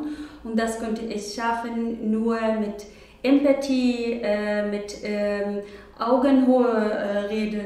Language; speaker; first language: German; non-native, learner; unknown